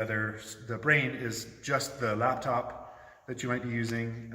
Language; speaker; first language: English; native; English